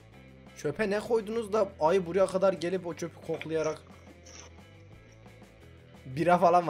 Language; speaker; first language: Turkish; native; Turkish